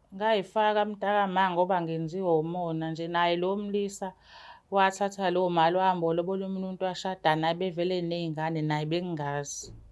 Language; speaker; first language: Zulu; native; Zulu